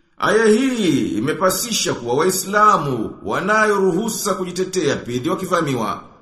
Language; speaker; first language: Swahili; native; Swahili